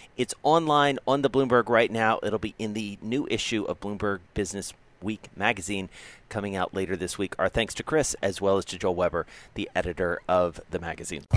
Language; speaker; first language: English; native; English